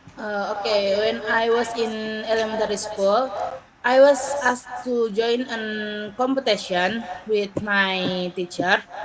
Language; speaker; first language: English; non-native, learner; Indonesian